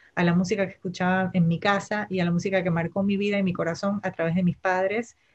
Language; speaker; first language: Spanish; native; Spanish